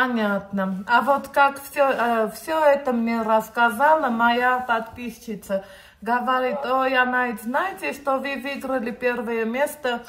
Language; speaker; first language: Russian; non-native, learner; Armenian